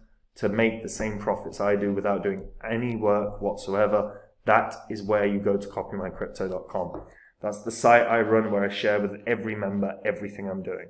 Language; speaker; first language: English; native; English